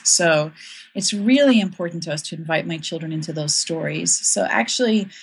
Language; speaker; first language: English; native; English